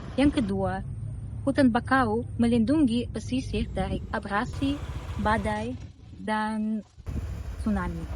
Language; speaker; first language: Indonesian; non-native, fluent; Russian